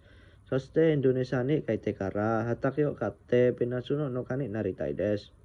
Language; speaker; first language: Japanese; non-native, learner; Indonesian